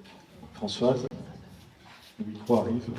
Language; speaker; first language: French; native; French